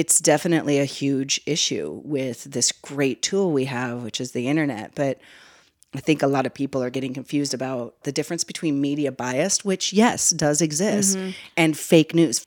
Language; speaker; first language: English; native; English